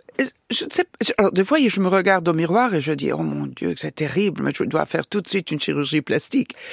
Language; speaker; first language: French; non-native, fluent; Italian